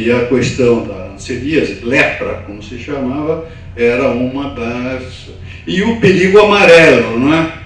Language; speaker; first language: Portuguese; native; Portuguese